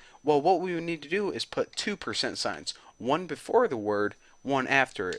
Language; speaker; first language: English; native; English